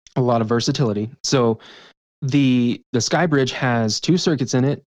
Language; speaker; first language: English; native; English